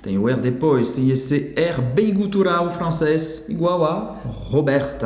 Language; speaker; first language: Portuguese; non-native, fluent; French